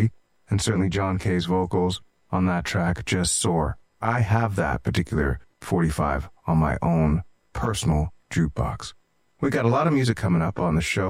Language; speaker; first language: English; native; English